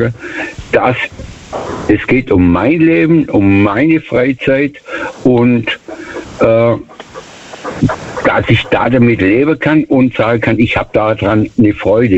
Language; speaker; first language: German; native; German